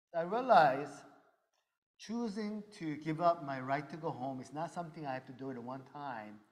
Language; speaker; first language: English; early bilingual, other home language; Korean